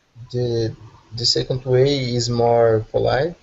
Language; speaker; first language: English; non-native, learner; Portuguese